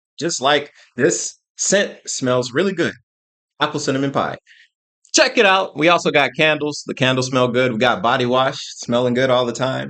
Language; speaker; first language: English; native; English